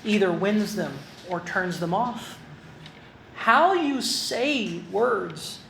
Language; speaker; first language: English; non-native, local second language; Filipino